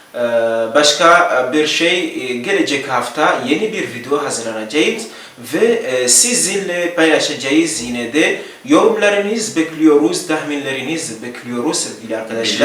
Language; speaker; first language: Turkish; non-native, learner; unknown